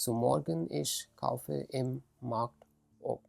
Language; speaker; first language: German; non-native, learner; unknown